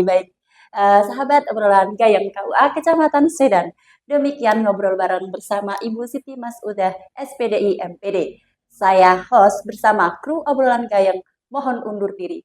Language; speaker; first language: Indonesian; non-native, local second language; Javanese